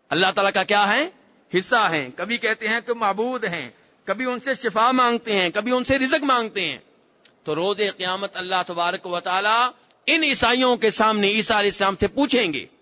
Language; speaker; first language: Urdu; native; Urdu